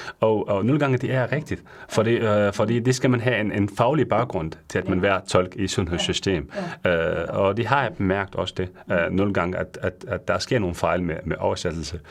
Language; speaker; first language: Danish; non-native, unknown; Arabic